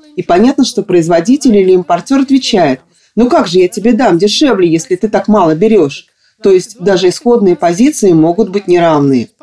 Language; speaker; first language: Russian; non-native, local second language; Latvian